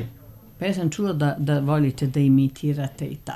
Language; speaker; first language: Croatian; native; Croatian